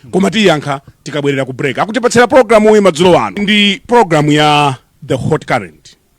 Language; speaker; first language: Nyanja; native; Nyanja